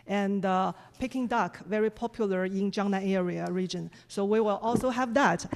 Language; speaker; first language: English; non-native, fluent; Chinese